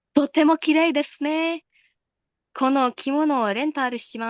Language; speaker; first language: Japanese; non-native, learner; Indonesian